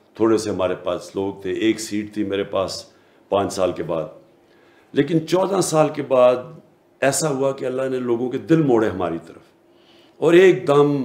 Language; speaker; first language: Urdu; native; Urdu